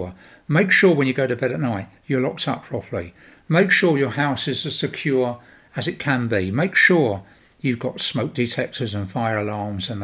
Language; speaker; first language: English; native; English